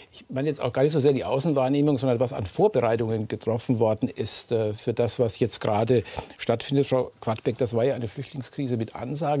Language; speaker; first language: German; native; German